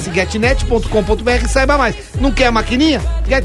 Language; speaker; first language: Portuguese; native; Portuguese